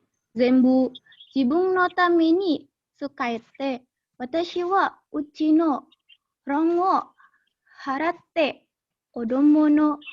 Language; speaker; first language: Japanese; non-native, learner; Indonesian